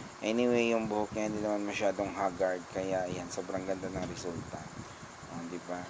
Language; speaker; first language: Filipino; non-native, local second language; Cebuano